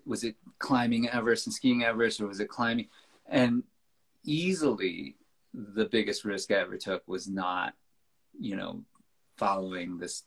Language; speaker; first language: English; native; English